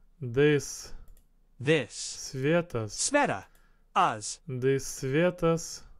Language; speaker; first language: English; non-native, learner; Russian